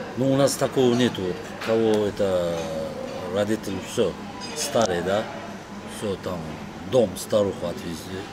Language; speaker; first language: Russian; non-native, local second language; Uzbek